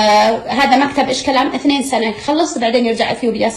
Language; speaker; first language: Arabic; native; Arabic